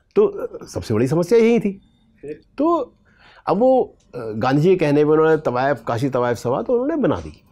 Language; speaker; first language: Hindi; native; Hindi